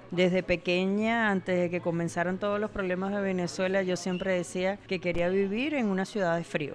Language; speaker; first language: Spanish; native; Spanish